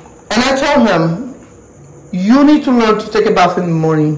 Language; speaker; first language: English; non-native, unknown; Spanish